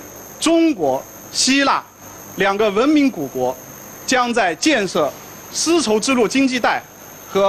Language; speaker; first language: Chinese; native; Chinese